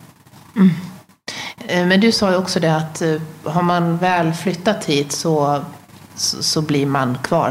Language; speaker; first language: Swedish; native; Swedish